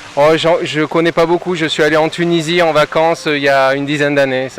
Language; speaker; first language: French; native; French